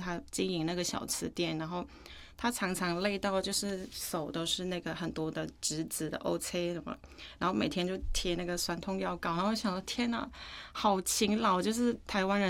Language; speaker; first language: Chinese; non-native, fluent; Akha